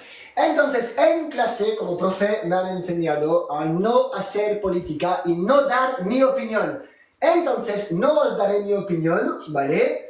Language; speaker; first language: Spanish; non-native, fluent; French